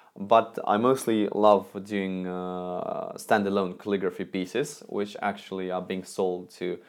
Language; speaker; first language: English; non-native, fluent; Russian